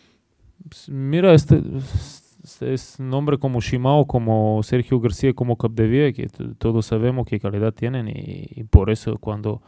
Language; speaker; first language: Spanish; non-native, learner; Bulgarian